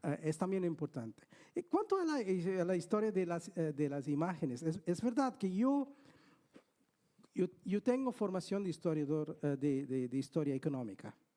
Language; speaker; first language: Spanish; non-native, fluent; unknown